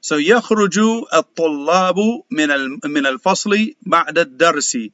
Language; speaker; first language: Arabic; non-native, fluent; English